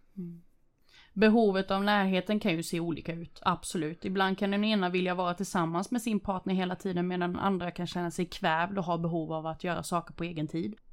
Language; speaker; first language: Swedish; early bilingual, other home language; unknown